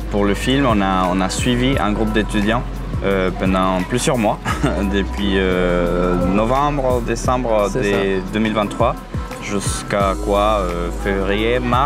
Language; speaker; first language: French; non-native, fluent; Spanish